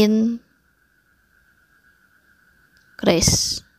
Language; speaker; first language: English; non-native, local second language; Indonesian